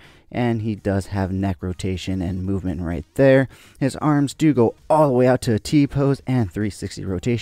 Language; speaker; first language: English; native; English